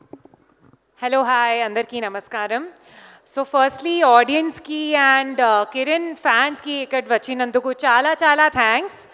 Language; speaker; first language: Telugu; non-native, learner; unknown